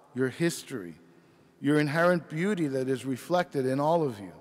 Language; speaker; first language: English; early bilingual, other home language; Spanish